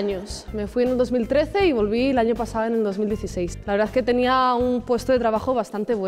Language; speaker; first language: Spanish; native; Spanish